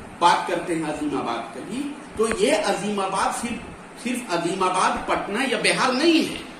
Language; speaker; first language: Urdu; native; Urdu